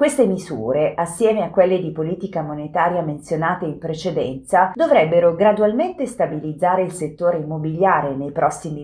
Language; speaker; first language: Italian; native; Italian